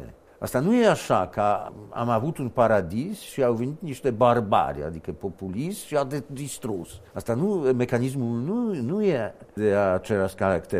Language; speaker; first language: Romanian; non-native, fluent; Polish